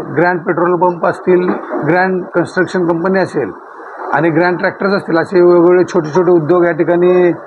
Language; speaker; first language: Marathi; native; Marathi